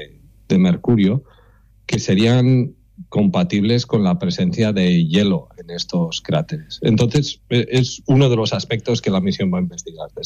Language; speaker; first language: Spanish; native; Spanish